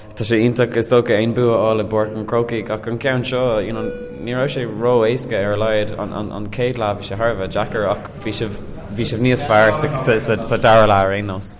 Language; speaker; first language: Irish; non-native, local second language; English